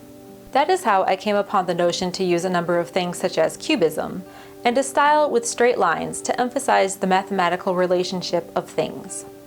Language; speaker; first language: English; native; English